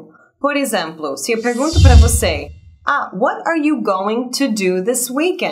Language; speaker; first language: Portuguese; non-native, fluent; English